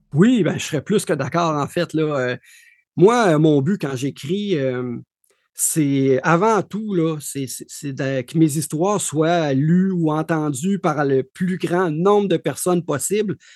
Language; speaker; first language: French; native; French